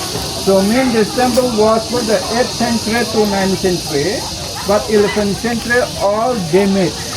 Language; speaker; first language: English; non-native, learner; Indonesian